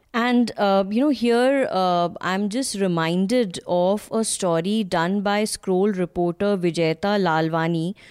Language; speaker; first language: English; non-native, local second language; Hindi